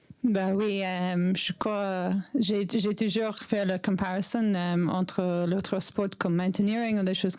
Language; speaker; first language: French; non-native, learner; English